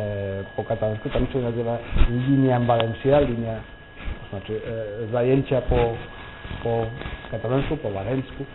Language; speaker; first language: Polish; non-native, fluent; Catalan